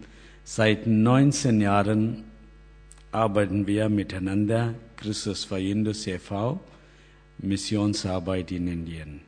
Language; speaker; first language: German; non-native, learner; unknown